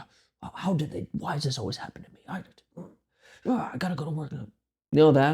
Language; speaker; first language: English; native; English